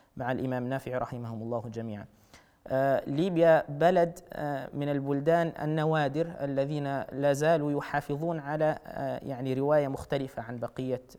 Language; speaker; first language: Arabic; native; Arabic